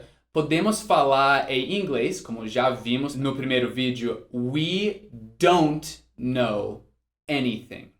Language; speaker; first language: Portuguese; non-native, fluent; English